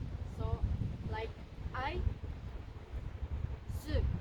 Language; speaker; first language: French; non-native, learner; Indonesian